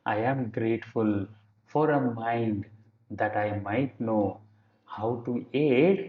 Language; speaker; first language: English; non-native, local second language; Kannada